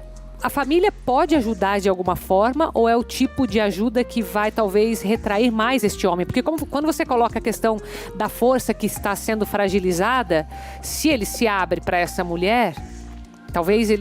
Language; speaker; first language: Portuguese; native; Portuguese